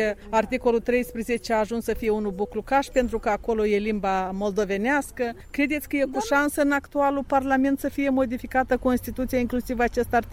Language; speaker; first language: Romanian; native; Romanian